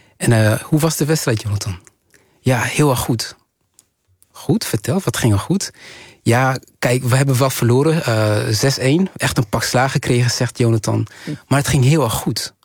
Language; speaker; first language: Dutch; early bilingual, other home language; Kinyarwanda